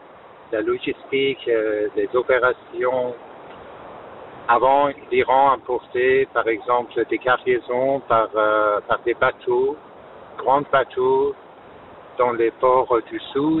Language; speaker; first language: French; non-native, fluent; Persian